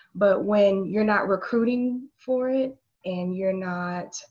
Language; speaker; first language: English; native; English